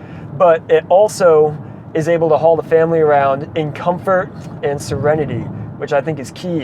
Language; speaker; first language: English; native; English